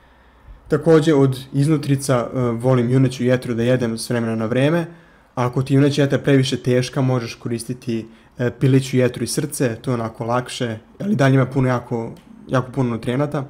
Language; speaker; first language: Serbian; native; Serbian